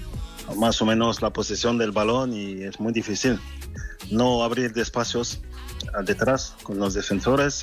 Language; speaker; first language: Spanish; non-native, fluent; French